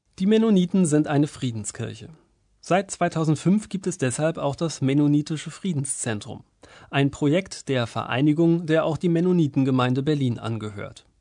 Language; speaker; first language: German; native; German